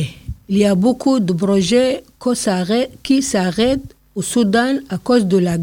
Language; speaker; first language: French; non-native, learner; Arabic